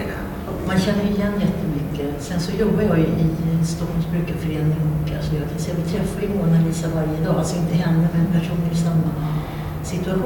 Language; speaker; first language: Swedish; native; Swedish